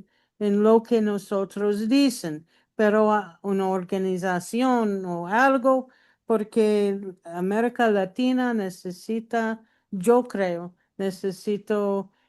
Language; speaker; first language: Spanish; non-native, learner; English